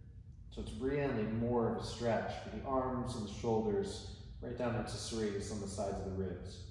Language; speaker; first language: English; native; English